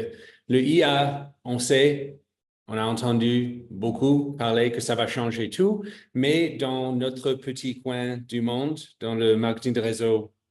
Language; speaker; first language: French; non-native, fluent; English